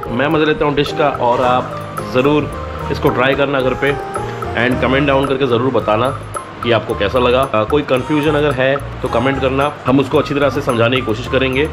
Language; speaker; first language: Hindi; native; Hindi